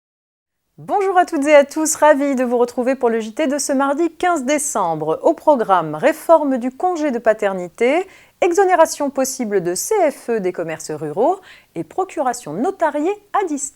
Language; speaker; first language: French; native; French